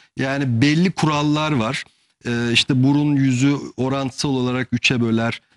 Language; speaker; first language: Turkish; native; Turkish